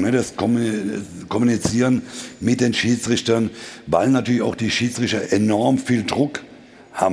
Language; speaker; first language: German; native; German